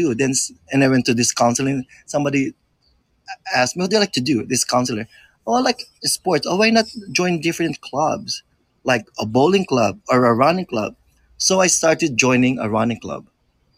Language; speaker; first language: English; non-native, local second language; Filipino